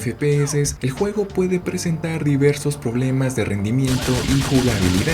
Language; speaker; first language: Spanish; native; Spanish